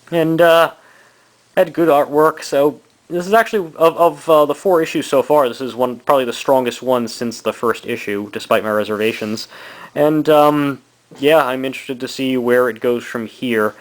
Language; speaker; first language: English; native; English